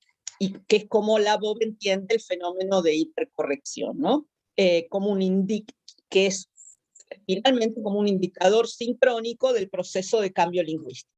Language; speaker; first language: Spanish; native; Spanish